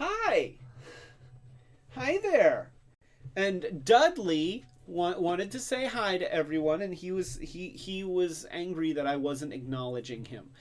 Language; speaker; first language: English; native; English